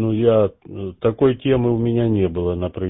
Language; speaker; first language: Russian; native; Russian